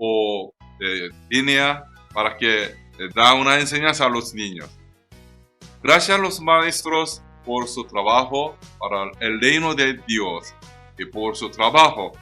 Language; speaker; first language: Spanish; non-native, learner; Korean